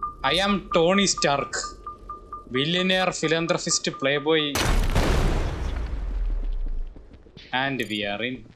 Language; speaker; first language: English; non-native, local second language; Malayalam